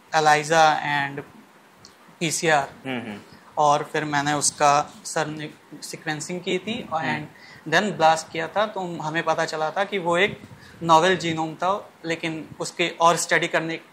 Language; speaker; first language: Hindi; native; Hindi